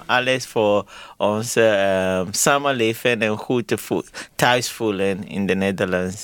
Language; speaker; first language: Dutch; non-native, learner; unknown